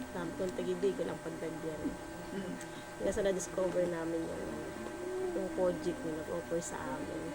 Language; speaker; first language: Filipino; native; Filipino